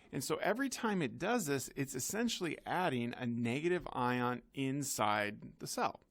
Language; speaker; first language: English; native; English